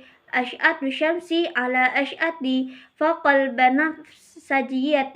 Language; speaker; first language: Arabic; non-native, learner; Indonesian